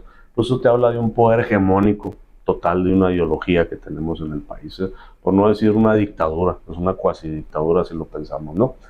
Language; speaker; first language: Spanish; native; Spanish